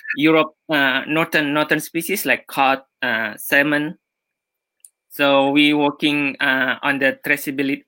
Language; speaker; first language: English; non-native, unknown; Indonesian